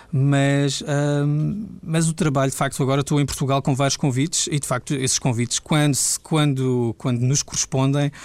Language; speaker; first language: Portuguese; native; Portuguese